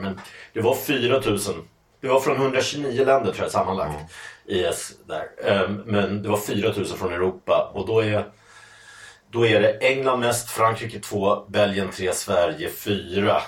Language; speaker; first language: Swedish; native; Swedish